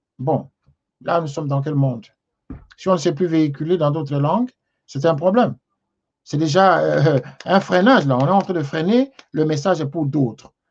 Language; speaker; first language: French; non-native, local second language; Lingala